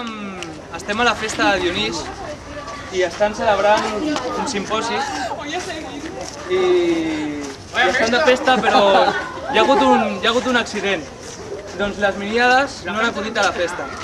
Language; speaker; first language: Catalan; native; Catalan